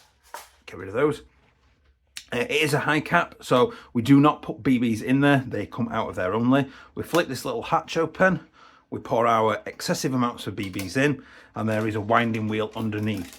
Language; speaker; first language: English; native; English